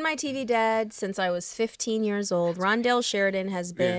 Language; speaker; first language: English; native; English